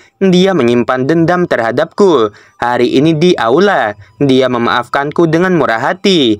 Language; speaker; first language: Indonesian; native; Indonesian